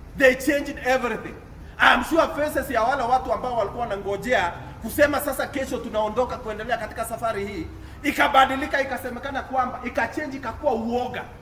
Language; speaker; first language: Swahili; non-native, local second language; Kalenjin